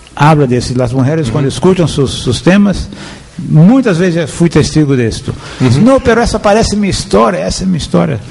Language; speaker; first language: Spanish; non-native, learner; Portuguese